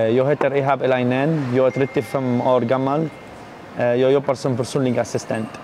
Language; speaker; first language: Swedish; non-native, learner; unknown